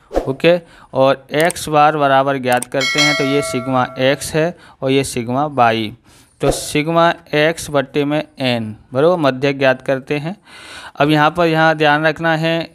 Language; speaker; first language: Hindi; non-native, local second language; Gujarati